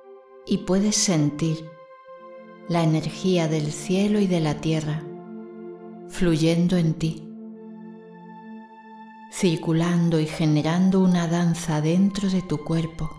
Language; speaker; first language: Spanish; native; Spanish